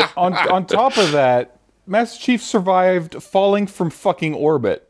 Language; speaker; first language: English; native; English